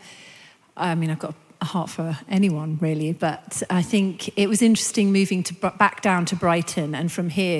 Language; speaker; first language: English; native; English